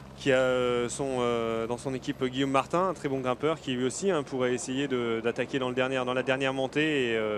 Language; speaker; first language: French; native; French